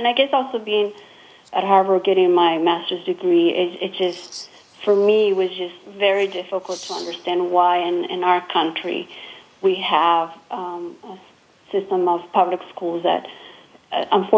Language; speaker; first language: English; non-native, fluent; Spanish